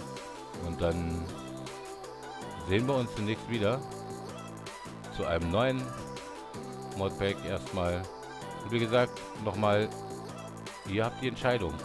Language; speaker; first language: German; native; German